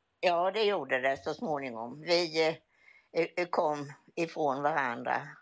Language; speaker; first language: Swedish; native; Swedish